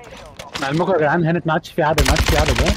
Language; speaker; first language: Arabic; native; Arabic